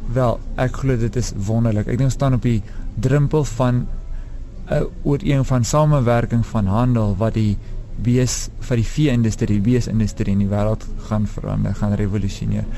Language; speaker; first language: Afrikaans; native; Afrikaans